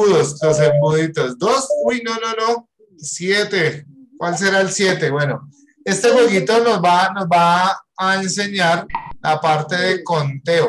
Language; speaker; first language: Spanish; native; Spanish